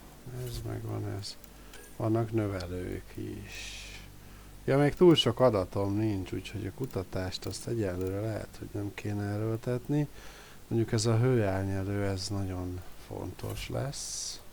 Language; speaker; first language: Hungarian; native; Hungarian